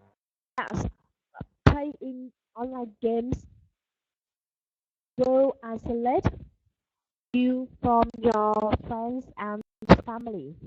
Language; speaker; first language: English; non-native, learner; Vietnamese